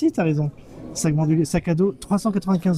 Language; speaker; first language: French; native; French